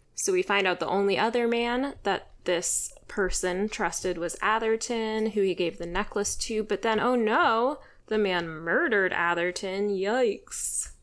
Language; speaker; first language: English; native; English